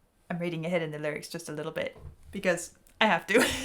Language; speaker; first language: English; native; English